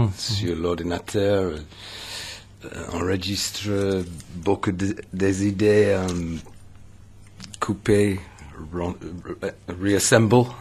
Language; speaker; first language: French; non-native, learner; English